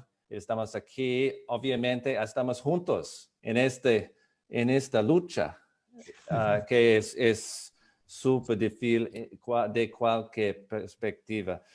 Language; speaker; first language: Spanish; non-native, fluent; English